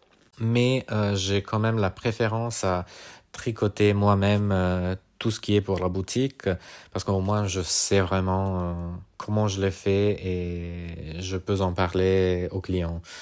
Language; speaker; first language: French; non-native, fluent; Italian